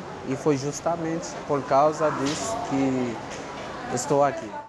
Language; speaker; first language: Portuguese; non-native, fluent; Haitian Creole